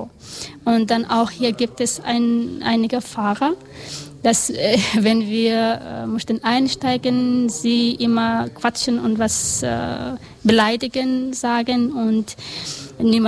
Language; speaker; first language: German; non-native, learner; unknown